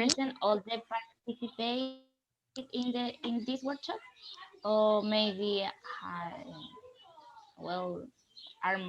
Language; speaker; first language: English; non-native, learner; Spanish